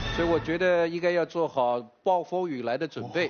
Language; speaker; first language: Chinese; native; Chinese